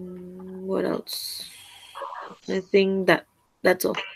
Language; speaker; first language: English; non-native, learner; Spanish